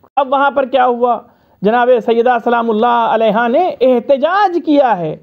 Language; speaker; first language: Urdu; native; Urdu